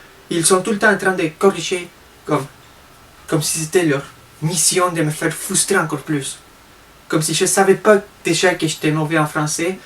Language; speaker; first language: French; native; French